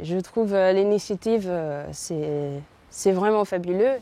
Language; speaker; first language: French; non-native, fluent; English